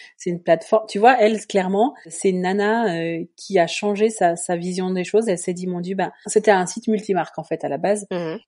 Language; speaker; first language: French; native; French